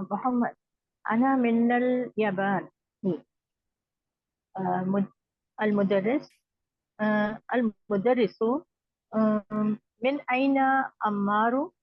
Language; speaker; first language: Arabic; non-native, learner; Urdu